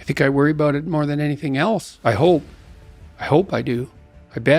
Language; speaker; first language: English; native; English